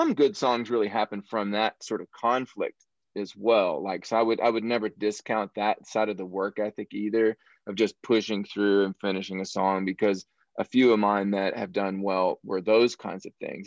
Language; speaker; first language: English; native; English